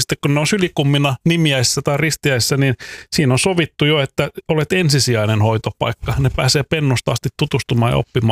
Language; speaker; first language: Finnish; native; Finnish